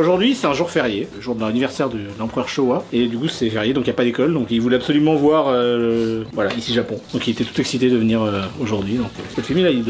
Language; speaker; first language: French; native; French